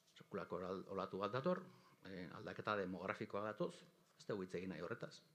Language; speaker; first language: Basque; native; Basque